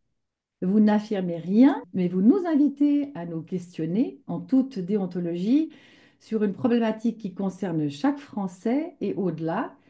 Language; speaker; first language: French; native; French